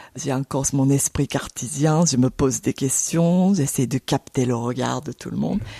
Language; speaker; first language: French; non-native, fluent; Japanese